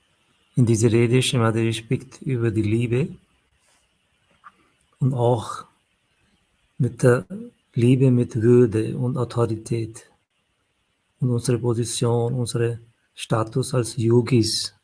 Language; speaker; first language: German; non-native, fluent; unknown